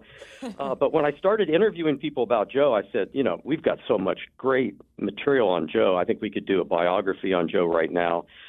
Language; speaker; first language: English; native; English